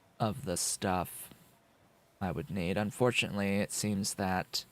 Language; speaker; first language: English; native; English